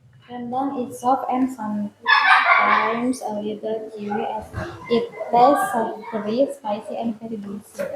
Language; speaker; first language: English; non-native, learner; Indonesian